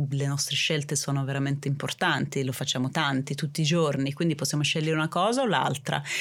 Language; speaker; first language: Italian; non-native, fluent; Swedish